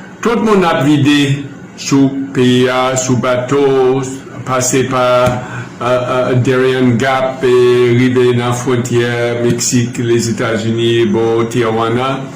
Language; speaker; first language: Haitian Creole; non-native, fluent; English